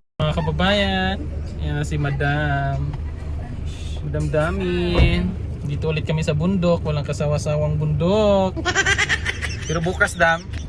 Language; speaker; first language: Filipino; non-native, local second language; Cebuano